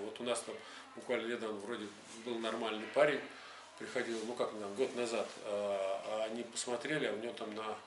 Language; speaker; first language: Russian; native; Russian